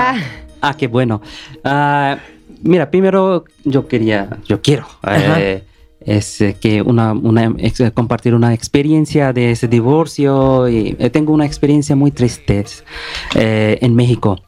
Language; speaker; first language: Spanish; non-native, learner; Bangla